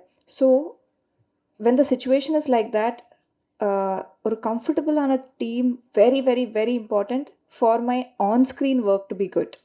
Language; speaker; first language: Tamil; non-native, learner; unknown